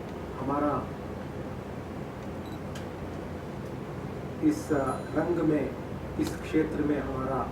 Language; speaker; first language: Hindi; non-native, local second language; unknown